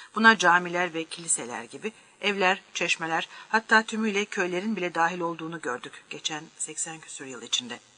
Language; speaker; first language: Turkish; native; Turkish